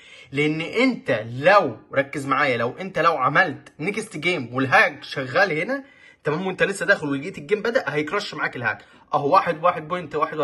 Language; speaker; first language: Arabic; native; Arabic